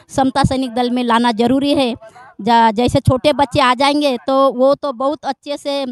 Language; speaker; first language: Hindi; non-native, local second language; Marathi